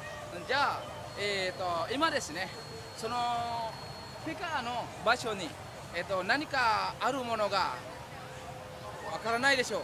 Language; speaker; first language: Japanese; non-native, learner; Indonesian